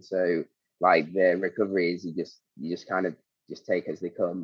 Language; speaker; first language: English; native; English